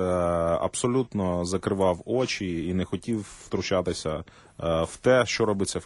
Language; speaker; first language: Ukrainian; native; Ukrainian